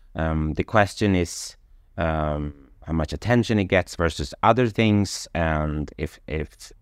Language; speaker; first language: English; non-native, fluent; Swedish